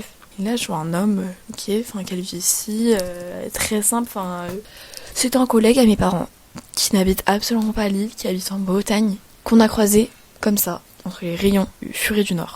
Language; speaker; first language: French; native; French